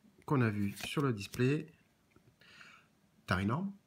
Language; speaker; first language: French; native; French